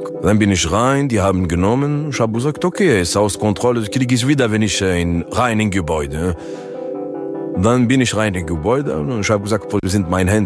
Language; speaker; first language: German; non-native, learner; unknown